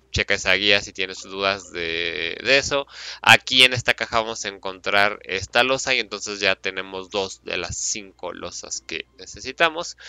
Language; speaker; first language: Spanish; native; Spanish